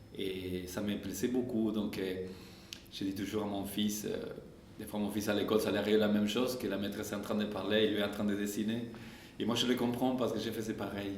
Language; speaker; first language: French; non-native, fluent; Spanish